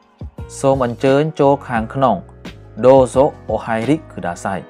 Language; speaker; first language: Japanese; non-native, fluent; Khmer